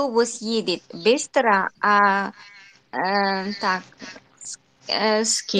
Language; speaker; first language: Russian; non-native, learner; Arabic